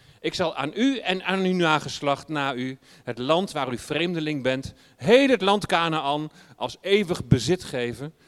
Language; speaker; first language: Dutch; native; Dutch